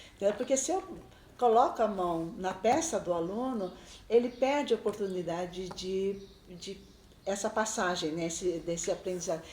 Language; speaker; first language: Portuguese; early bilingual, other home language; Chinese